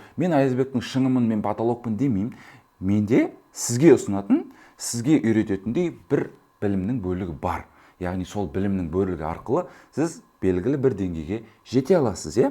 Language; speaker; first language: Kazakh; early bilingual, heritage; Kazakh